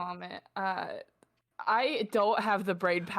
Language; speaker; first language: English; native; English